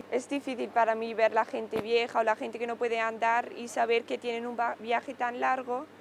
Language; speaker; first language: Spanish; non-native, fluent; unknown